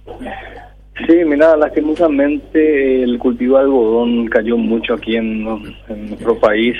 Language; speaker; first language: Spanish; early bilingual, other home language; Korean